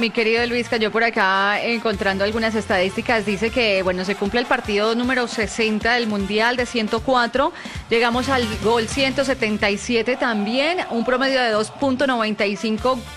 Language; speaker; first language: Spanish; native; Spanish